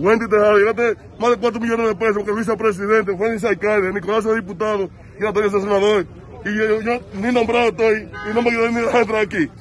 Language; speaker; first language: Spanish; native; Spanish